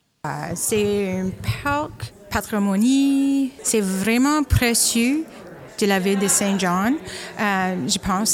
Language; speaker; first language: French; non-native, local second language; English